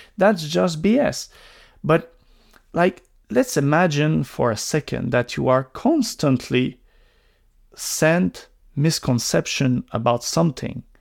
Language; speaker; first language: English; non-native, local second language; French